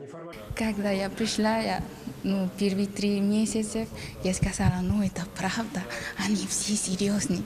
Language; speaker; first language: Russian; non-native, learner; Spanish